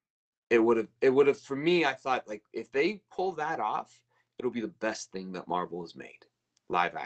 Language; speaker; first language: English; native; English